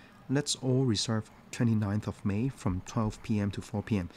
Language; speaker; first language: English; non-native, local second language; Cantonese